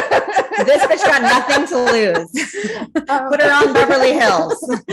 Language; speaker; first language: English; native; English